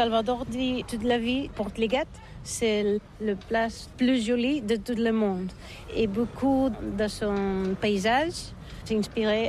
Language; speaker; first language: French; non-native, learner; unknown